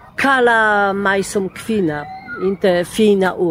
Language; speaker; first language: Swedish; non-native, learner; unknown